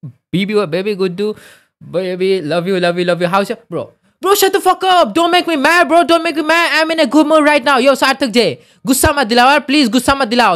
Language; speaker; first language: English; non-native, local second language; Odia